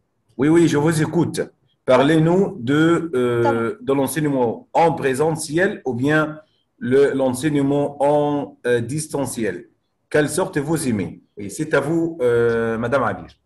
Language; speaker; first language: French; non-native, fluent; Arabic